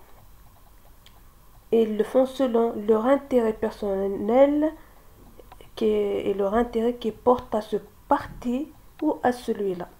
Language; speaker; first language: French; non-native, local second language; Kabyle